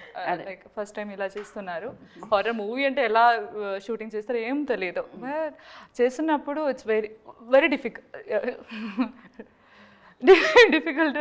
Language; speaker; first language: Telugu; non-native, learner; Malayalam